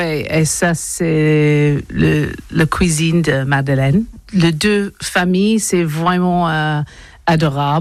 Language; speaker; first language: French; non-native, learner; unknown